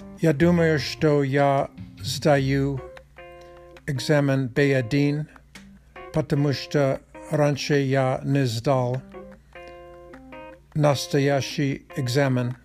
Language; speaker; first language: Russian; non-native, learner; Czech